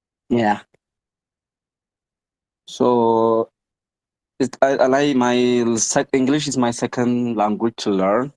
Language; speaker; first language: English; non-native, learner; Amharic